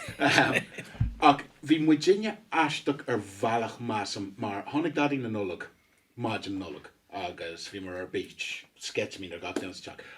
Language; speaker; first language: Irish; non-native, local second language; English